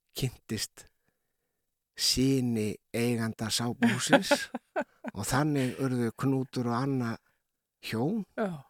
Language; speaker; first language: Icelandic; native; Icelandic